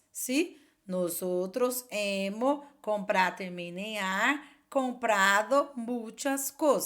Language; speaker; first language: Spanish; non-native, learner; Portuguese